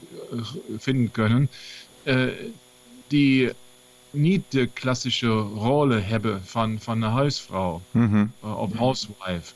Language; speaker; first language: Dutch; non-native, learner; German